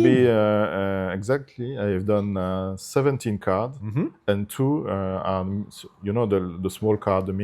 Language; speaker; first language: English; non-native, fluent; Italian